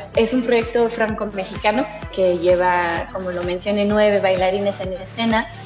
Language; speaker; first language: Spanish; non-native, fluent; French